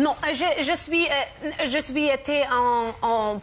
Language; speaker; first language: French; non-native, learner; German